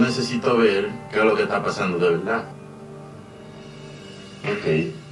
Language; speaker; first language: Spanish; native; Spanish